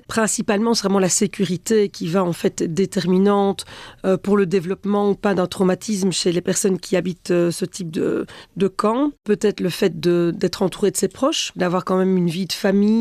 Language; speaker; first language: French; native; French